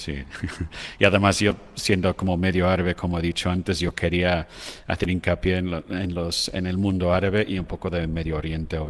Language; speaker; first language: Spanish; non-native, fluent; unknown